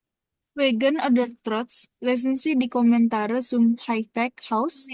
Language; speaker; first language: German; non-native, learner; Indonesian